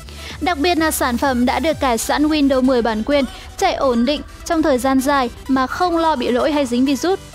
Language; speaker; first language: Vietnamese; native; Vietnamese